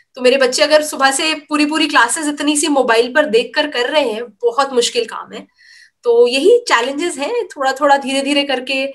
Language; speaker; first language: Hindi; native; Hindi